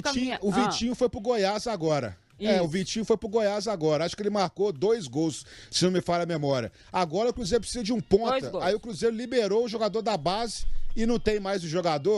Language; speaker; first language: Portuguese; native; Portuguese